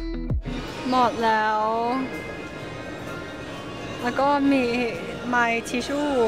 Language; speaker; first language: Thai; non-native, learner; Cantonese